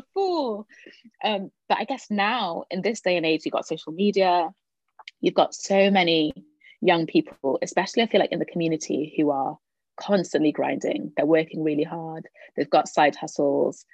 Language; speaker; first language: English; native; English